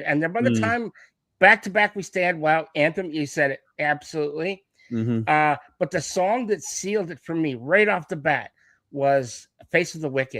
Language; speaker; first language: English; native; English